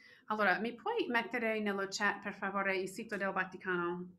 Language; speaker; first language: Italian; non-native, fluent; English